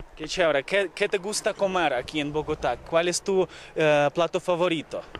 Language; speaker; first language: Spanish; non-native, fluent; Ukrainian